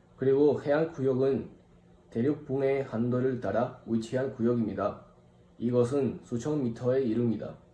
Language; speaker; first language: Korean; non-native, fluent; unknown